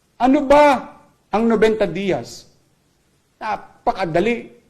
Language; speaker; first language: Filipino; native; Filipino